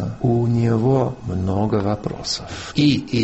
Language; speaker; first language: Russian; non-native, fluent; English